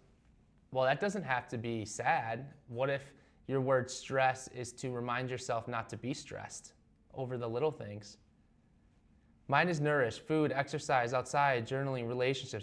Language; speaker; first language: English; native; English